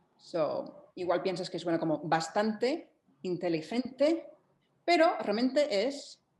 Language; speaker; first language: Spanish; non-native, fluent; English